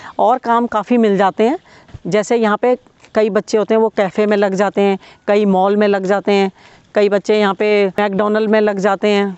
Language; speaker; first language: Hindi; native; Hindi